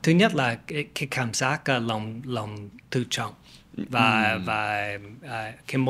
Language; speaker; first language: Vietnamese; non-native, fluent; English